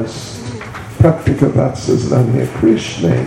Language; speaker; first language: Russian; non-native, learner; English